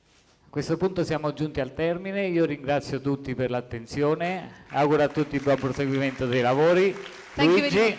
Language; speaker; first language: Italian; native; Italian